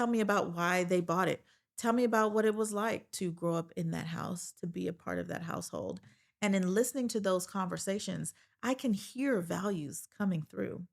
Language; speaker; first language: English; native; English